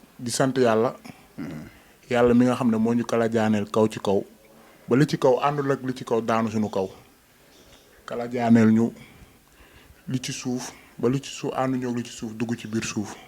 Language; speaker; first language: Wolof; native; Wolof